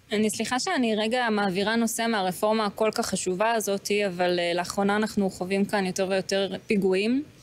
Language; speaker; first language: Hebrew; native; Hebrew